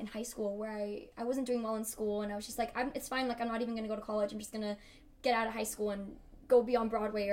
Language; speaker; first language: English; early bilingual, other home language; Spanish